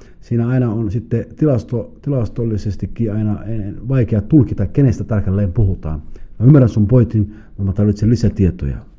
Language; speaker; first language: Finnish; early bilingual, other home language; Somali